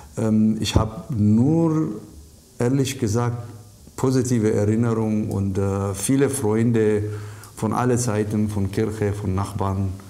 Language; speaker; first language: German; non-native, fluent; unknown